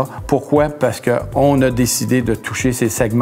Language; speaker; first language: French; native; French